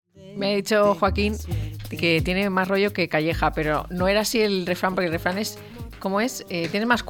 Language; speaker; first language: Spanish; native; Spanish